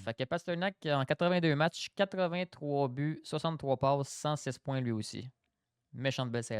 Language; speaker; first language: French; native; French